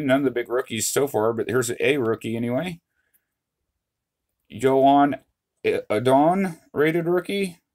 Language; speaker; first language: English; native; English